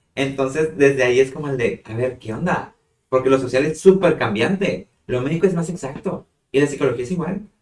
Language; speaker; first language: Spanish; native; Spanish